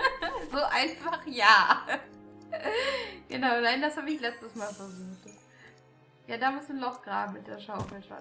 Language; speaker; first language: German; native; German